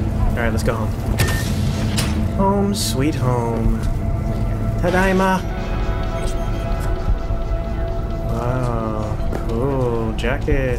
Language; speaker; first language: English; native; English